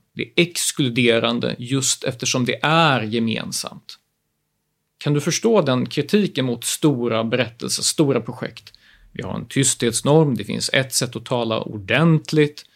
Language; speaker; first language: Swedish; native; Swedish